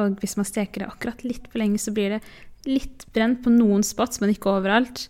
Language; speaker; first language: Norwegian; early bilingual, other home language; Tigrinya